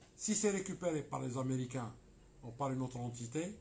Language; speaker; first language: French; non-native, local second language; Arabic